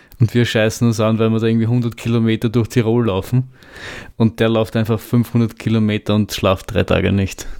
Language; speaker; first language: German; native; German